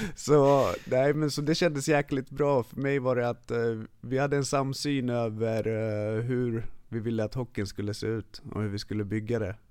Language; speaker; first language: Swedish; early bilingual, other home language; Finnish